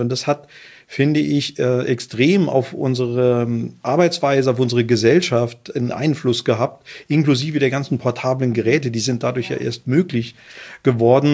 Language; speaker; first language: German; native; German